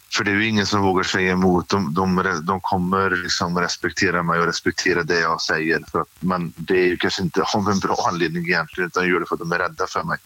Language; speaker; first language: Swedish; native; Swedish